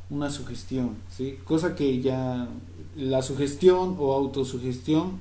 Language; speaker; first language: Spanish; native; Spanish